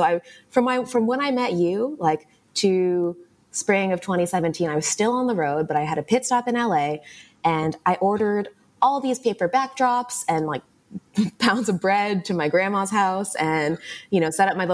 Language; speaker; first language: English; native; English